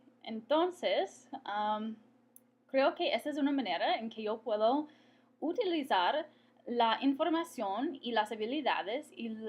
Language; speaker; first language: Spanish; non-native, fluent; English